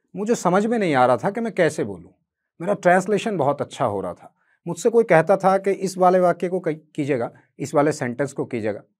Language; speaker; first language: Hindi; native; Hindi